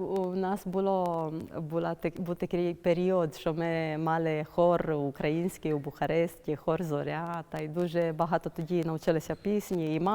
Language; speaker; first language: Ukrainian; early bilingual, heritage; Ukrainian